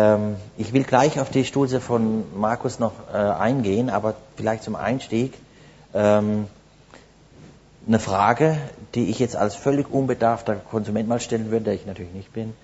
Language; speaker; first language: German; native; German